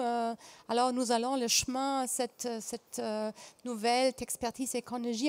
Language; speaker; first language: French; non-native, fluent; German